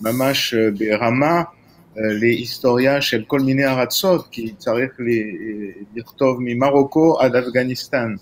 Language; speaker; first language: Hebrew; non-native, fluent; French